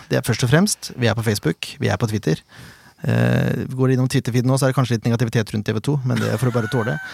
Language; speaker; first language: Norwegian; native; Norwegian